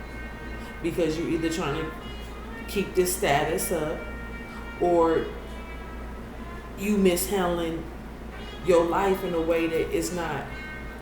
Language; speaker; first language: English; native; English